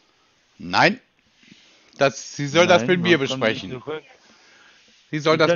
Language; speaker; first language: German; native; German